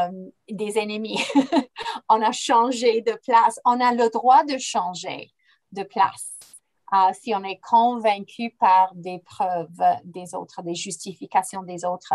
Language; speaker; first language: French; non-native, fluent; English